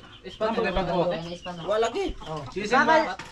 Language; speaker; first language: Filipino; non-native, local second language; Cebuano